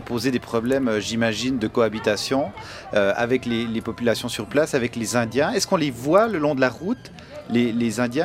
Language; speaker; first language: French; native; French